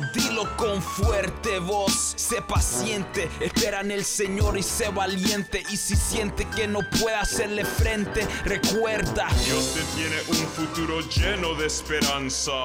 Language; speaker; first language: Spanish; early bilingual, heritage; Spanish